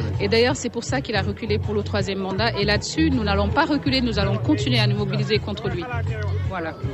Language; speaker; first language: French; non-native, local second language; Wolof